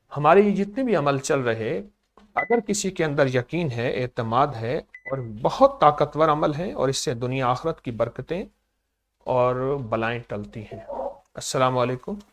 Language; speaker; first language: Urdu; native; Urdu